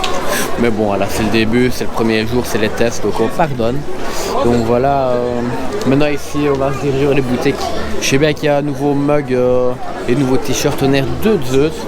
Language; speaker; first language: French; native; French